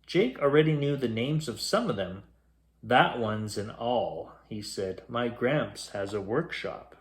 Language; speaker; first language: English; native; English